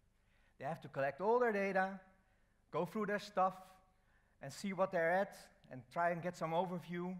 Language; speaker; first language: English; non-native, fluent; Dutch